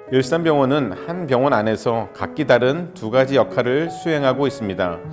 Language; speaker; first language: Korean; native; Korean